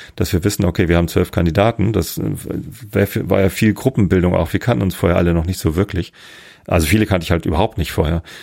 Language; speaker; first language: German; native; German